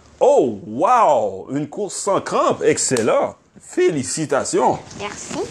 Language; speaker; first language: French; native; French